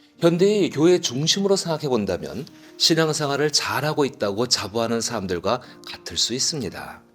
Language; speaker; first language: Korean; native; Korean